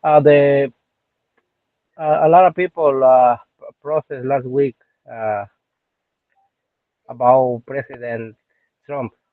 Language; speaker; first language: English; non-native, learner; Spanish